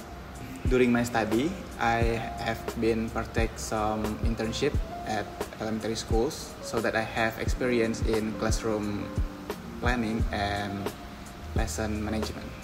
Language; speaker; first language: English; non-native, fluent; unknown